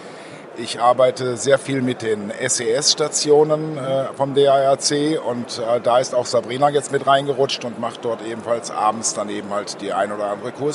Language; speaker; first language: German; native; German